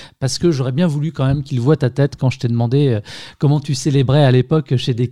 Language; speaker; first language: French; native; French